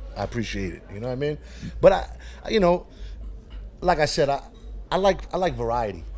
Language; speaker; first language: English; native; English